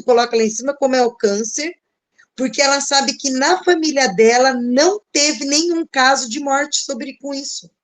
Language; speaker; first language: Portuguese; native; Portuguese